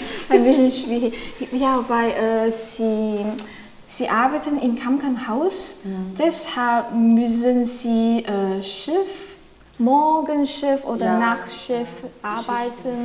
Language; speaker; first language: German; non-native, learner; English